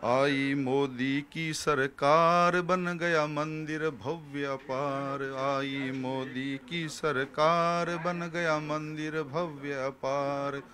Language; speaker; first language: Hindi; native; Hindi